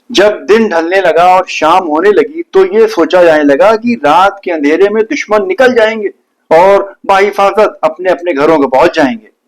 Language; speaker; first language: Urdu; native; Urdu